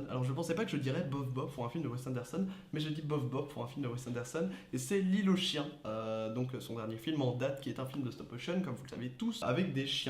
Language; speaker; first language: French; native; French